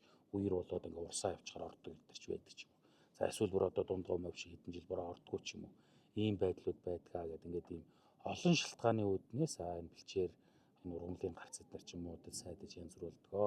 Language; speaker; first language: Mongolian; native; Mongolian